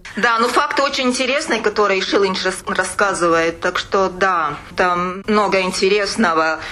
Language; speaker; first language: Russian; non-native, local second language; Latvian